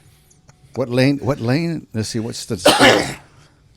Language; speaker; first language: English; native; English